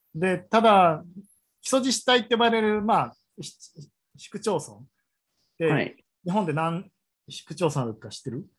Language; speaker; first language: Japanese; native; Japanese